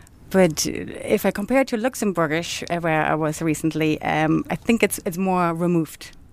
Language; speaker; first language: English; non-native, fluent; German